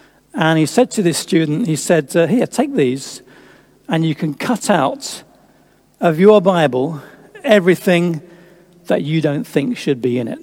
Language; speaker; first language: English; native; English